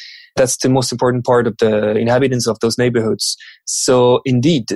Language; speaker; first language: English; non-native, fluent; French